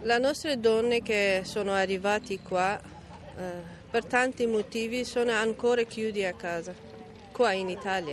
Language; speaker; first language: Italian; non-native, learner; Persian